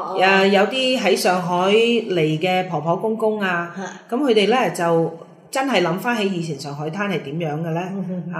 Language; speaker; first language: Cantonese; native; Cantonese